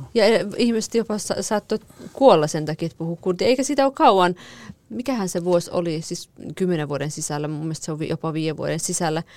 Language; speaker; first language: Finnish; early bilingual, other home language; Kurdish